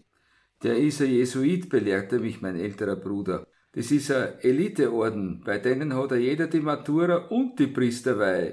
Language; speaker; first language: German; native; German